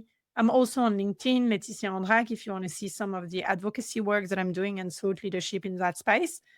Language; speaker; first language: English; non-native, fluent; French